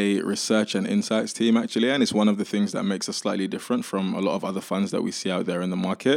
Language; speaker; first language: English; native; English